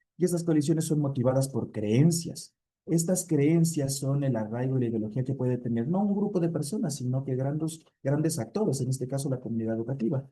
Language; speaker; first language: Spanish; native; Spanish